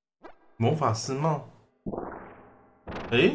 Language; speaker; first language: Chinese; native; Chinese